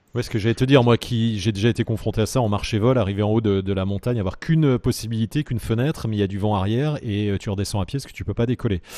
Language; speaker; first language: French; native; French